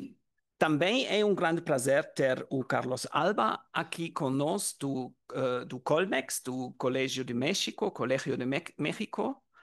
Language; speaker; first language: Portuguese; non-native, learner; German